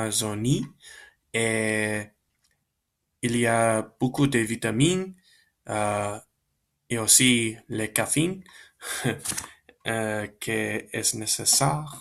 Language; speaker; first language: French; non-native, learner; Spanish